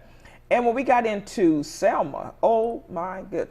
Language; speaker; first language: English; native; English